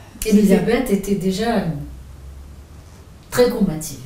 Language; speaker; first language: French; native; French